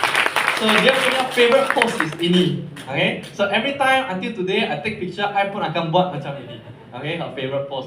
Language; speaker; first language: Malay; non-native, local second language; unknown